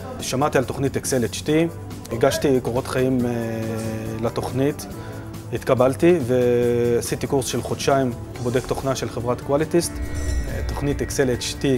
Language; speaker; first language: Hebrew; non-native, local second language; Arabic